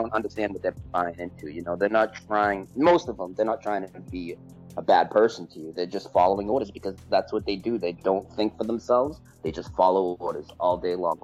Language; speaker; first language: English; native; English